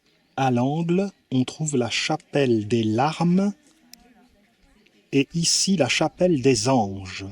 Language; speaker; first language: French; native; French